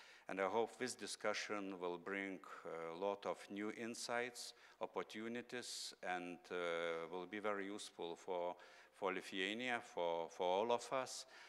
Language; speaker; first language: English; non-native, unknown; Lithuanian